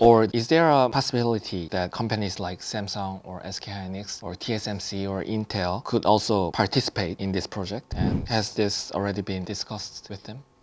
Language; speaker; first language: English; non-native, fluent; Korean